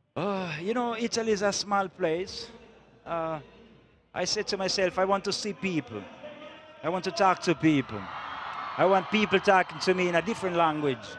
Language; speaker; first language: English; non-native, fluent; Italian